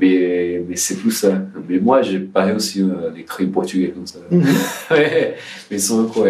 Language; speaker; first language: French; non-native, learner; Portuguese